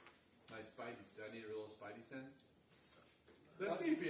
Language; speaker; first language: English; native; English